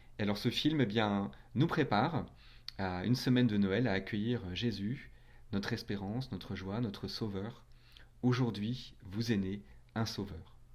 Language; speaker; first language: French; native; French